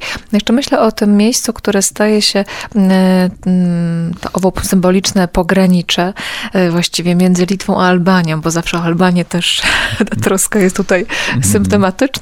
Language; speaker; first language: Polish; native; Polish